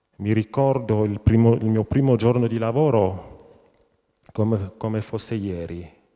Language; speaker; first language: Italian; non-native, fluent; French